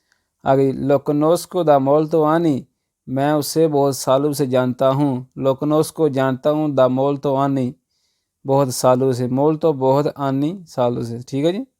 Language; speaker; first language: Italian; non-native, learner; Urdu